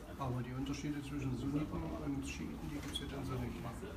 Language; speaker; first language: German; native; German